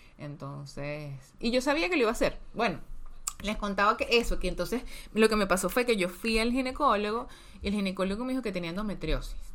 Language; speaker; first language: Spanish; native; Spanish